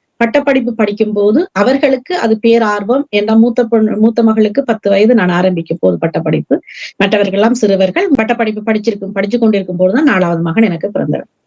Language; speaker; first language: Tamil; early bilingual, heritage; Tamil